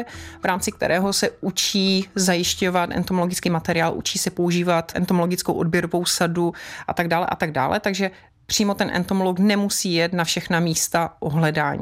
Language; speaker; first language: Czech; native; Czech